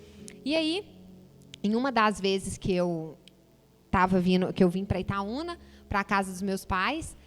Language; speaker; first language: Portuguese; native; Portuguese